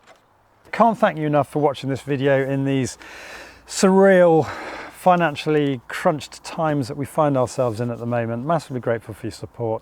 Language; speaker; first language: English; native; English